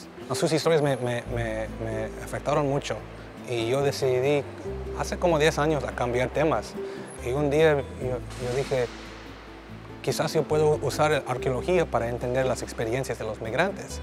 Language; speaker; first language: Spanish; early bilingual, heritage; English